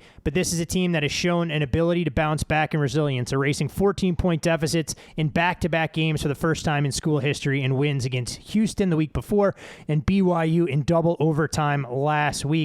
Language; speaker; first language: English; native; English